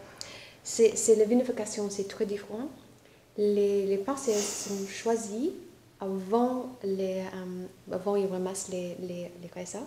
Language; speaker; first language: French; non-native, fluent; English